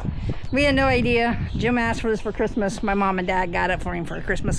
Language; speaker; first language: English; native; English